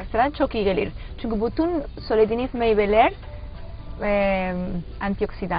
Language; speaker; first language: Turkish; non-native, learner; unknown